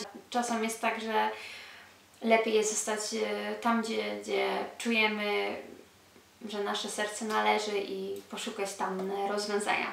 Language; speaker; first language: Polish; early bilingual, heritage; Polish